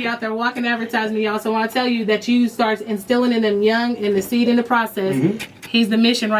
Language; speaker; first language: English; native; English